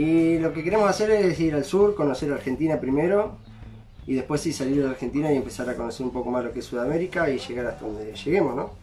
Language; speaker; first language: Spanish; native; Spanish